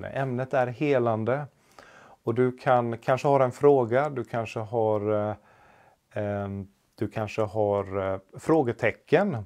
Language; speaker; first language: Swedish; native; Swedish